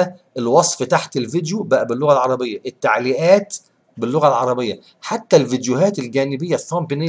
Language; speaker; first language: Arabic; native; Arabic